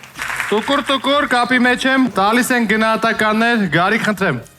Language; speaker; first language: Armenian; native; Armenian